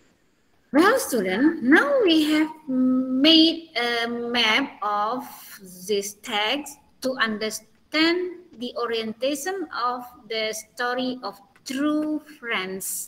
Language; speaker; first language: English; non-native, learner; Indonesian